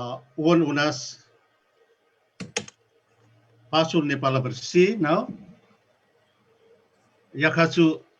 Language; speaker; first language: Russian; non-native, learner; Nepali